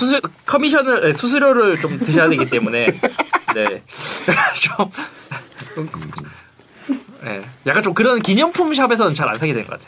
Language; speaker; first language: Korean; native; Korean